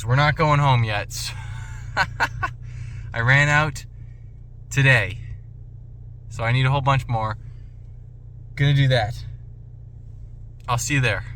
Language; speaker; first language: English; native; English